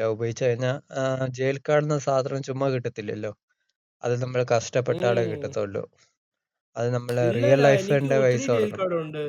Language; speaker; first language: Malayalam; early bilingual, heritage; Malayalam